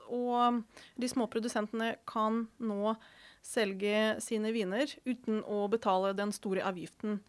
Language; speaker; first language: Norwegian; non-native, fluent; Ukrainian